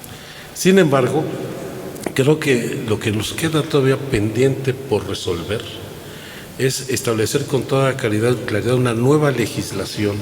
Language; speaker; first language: Spanish; native; Spanish